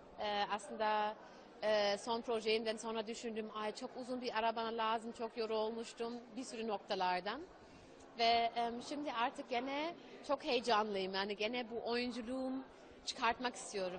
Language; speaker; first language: Turkish; early bilingual, heritage; German